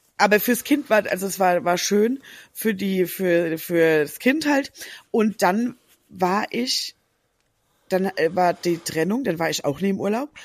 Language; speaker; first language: German; native; German